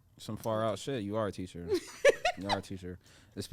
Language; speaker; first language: English; native; English